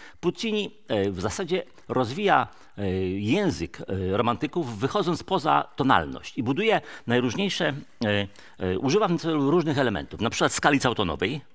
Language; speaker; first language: Polish; native; Polish